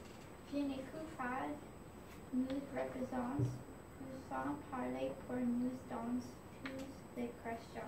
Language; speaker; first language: French; non-native, learner; English